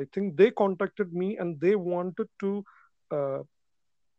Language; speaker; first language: English; non-native, local second language; Malayalam